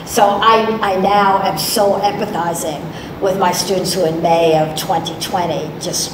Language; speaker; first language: English; native; English